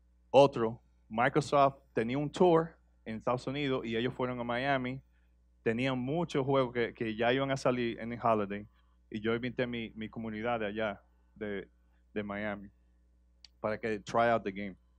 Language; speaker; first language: Spanish; early bilingual, heritage; Spanish